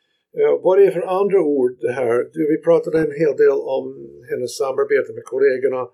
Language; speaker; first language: Swedish; non-native, fluent; English